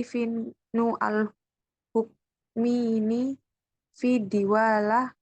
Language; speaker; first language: Arabic; non-native, learner; Indonesian